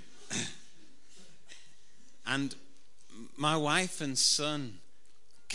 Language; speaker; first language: English; native; English